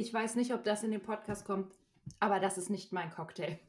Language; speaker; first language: German; native; German